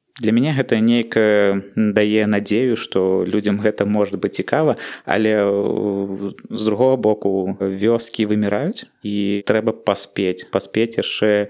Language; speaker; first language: Belarusian; non-native, local second language; Russian